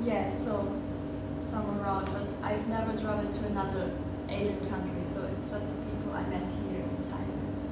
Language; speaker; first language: English; non-native, fluent; German